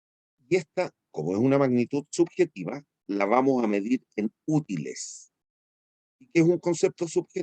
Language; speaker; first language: Spanish; native; Spanish